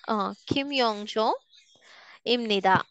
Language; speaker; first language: Korean; non-native, learner; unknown